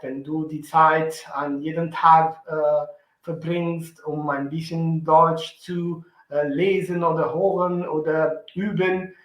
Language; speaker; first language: German; non-native, fluent; Italian